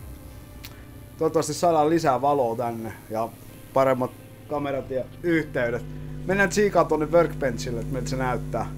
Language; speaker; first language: Finnish; native; Finnish